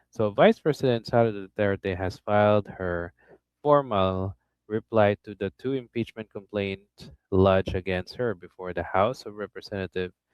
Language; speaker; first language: English; non-native, local second language; Filipino